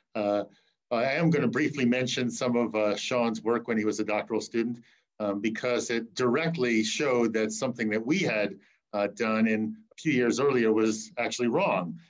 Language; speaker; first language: English; native; English